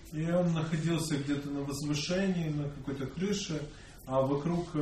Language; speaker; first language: Russian; native; Russian